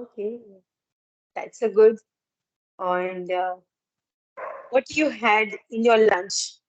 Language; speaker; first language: English; non-native, learner; Gujarati